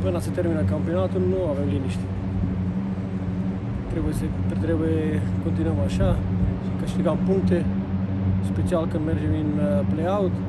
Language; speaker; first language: Romanian; non-native, learner; Macedonian